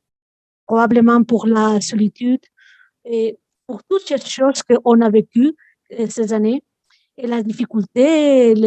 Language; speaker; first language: French; non-native, fluent; Spanish